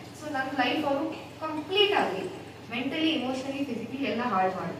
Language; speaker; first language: Kannada; non-native, local second language; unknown